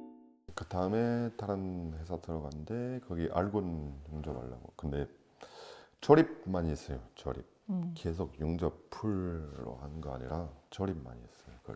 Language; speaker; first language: Korean; non-native, fluent; French